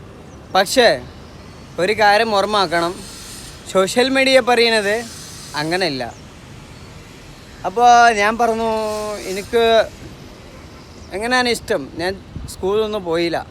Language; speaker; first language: Malayalam; non-native, local second language; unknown